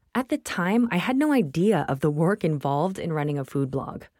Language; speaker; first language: English; non-native, local second language; Tamil